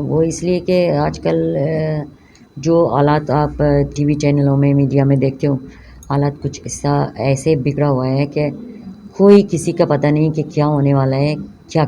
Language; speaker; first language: Hindi; non-native, learner; Pashto